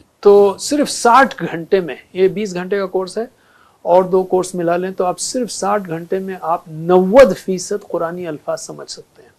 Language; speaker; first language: Urdu; native; Urdu